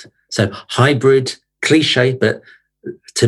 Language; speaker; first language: English; native; English